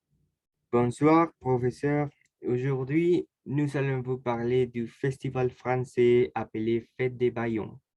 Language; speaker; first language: French; non-native, learner; Spanish